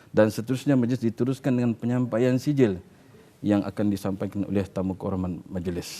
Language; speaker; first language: Malay; native; Malay